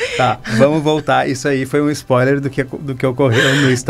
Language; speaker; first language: Portuguese; native; Portuguese